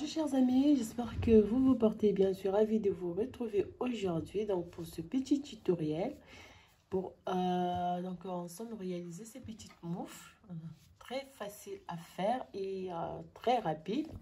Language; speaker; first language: French; non-native, local second language; Arabic